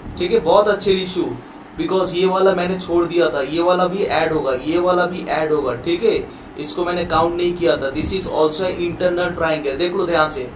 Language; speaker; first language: Hindi; non-native, local second language; Bangla